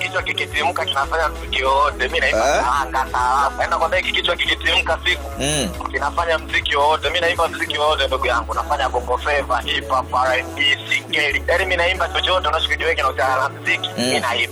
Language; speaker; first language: Swahili; native; Swahili